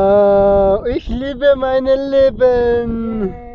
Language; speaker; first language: German; non-native, learner; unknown